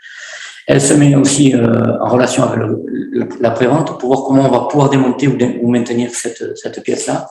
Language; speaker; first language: French; native; French